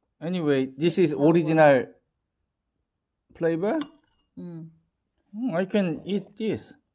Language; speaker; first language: English; non-native, learner; Korean